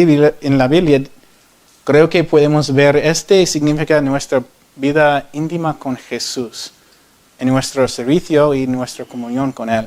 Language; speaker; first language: Spanish; non-native, learner; English